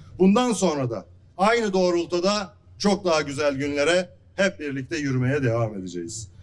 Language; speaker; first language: Turkish; native; Turkish